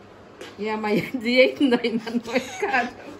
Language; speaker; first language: Dutch; non-native, local second language; Caribbean Hindustani